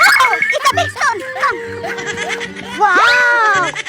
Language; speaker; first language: English; non-native, learner; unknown